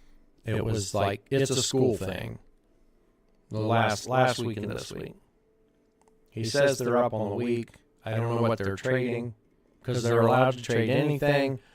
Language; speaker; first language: English; native; English